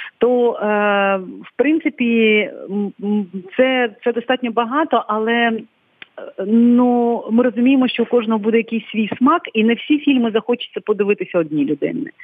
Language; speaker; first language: Ukrainian; non-native, local second language; Bulgarian